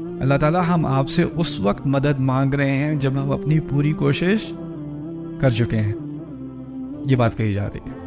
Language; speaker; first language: Urdu; early bilingual, heritage; Urdu